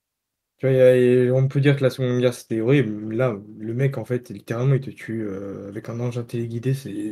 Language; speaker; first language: French; native; French